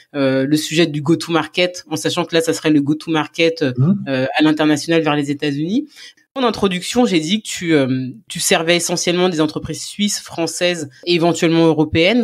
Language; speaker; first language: French; native; French